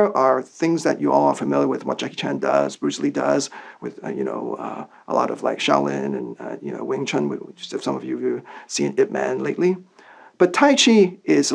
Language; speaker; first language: English; non-native, local second language; Cantonese